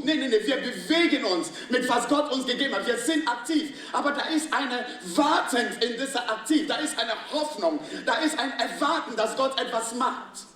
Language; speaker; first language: German; non-native, fluent; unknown